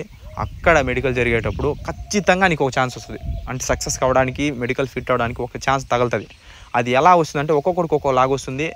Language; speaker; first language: Telugu; native; Telugu